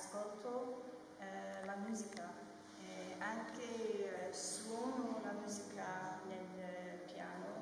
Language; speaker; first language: Italian; non-native, learner; English